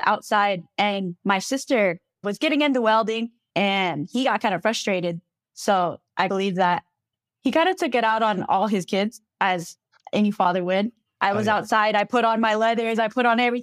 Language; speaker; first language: English; native; English